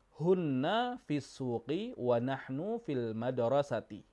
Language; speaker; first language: Arabic; non-native, fluent; Indonesian